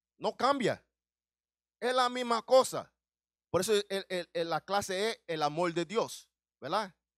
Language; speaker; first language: Spanish; early bilingual, heritage; Spanish